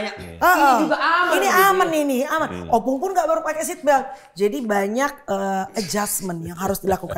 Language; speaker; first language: Indonesian; native; Indonesian